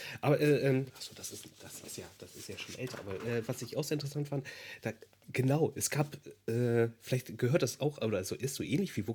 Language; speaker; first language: German; native; German